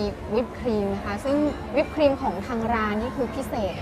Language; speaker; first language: Thai; native; Thai